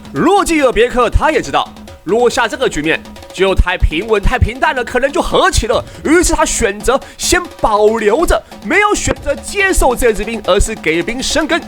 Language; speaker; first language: Chinese; native; Chinese